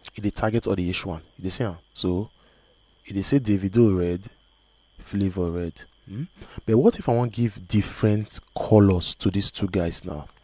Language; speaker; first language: Nigerian Pidgin; native; Nigerian Pidgin